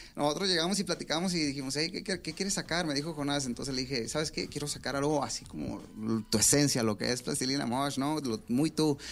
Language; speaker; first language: Spanish; native; Spanish